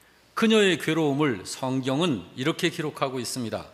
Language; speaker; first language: Korean; native; Korean